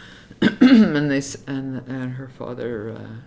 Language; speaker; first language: English; native; English